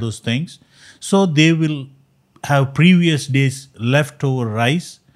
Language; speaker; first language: English; non-native, local second language; Konkani